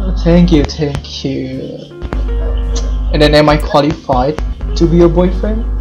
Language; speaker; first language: English; non-native, learner; Indonesian